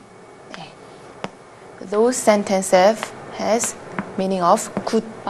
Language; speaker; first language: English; non-native, fluent; Korean